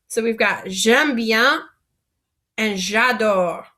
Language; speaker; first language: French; non-native, fluent; English